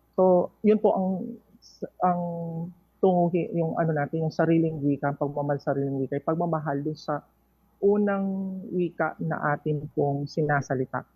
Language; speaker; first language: Filipino; non-native, local second language; Pampanga